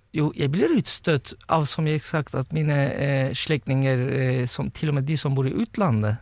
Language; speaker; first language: Norwegian; non-native, fluent; Turkish